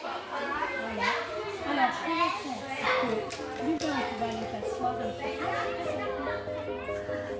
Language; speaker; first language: French; native; French